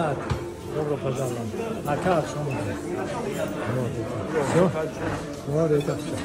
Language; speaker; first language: Russian; non-native, learner; Tajik